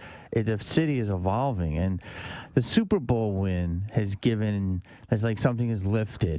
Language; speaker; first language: English; native; English